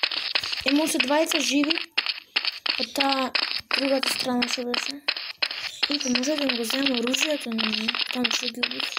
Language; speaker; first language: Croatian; non-native, learner; Macedonian